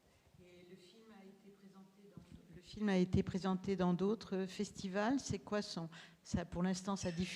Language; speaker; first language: French; native; French